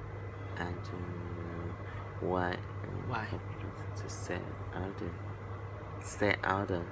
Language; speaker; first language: English; non-native, learner; Vietnamese